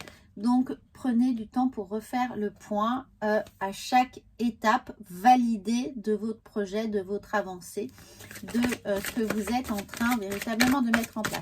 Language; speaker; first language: French; native; French